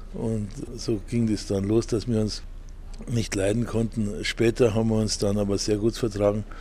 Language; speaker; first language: German; native; German